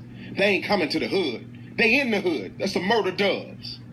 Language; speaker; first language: English; native; English